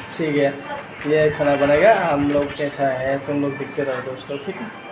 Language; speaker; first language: Hindi; non-native, local second language; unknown